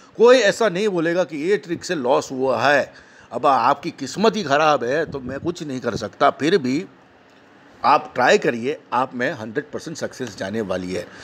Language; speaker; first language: Hindi; native; Hindi